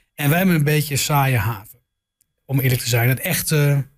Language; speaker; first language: Dutch; native; Dutch